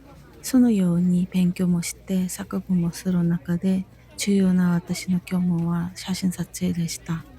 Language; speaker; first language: Japanese; non-native, fluent; Korean